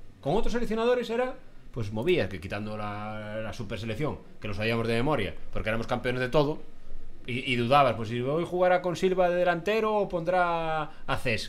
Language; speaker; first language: Spanish; native; Spanish